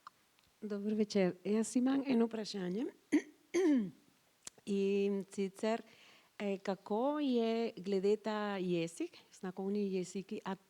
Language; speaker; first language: Slovenian; non-native, fluent; Spanish